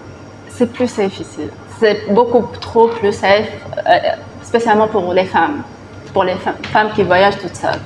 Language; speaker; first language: French; non-native, local second language; Arabic